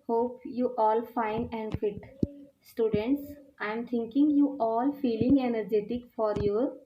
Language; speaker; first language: English; non-native, local second language; Hindi